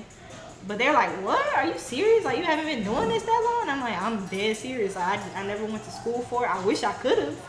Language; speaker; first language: English; native; English